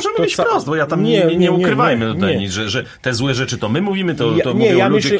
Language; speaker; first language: Polish; native; Polish